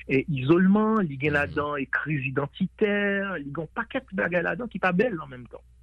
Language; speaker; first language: French; native; French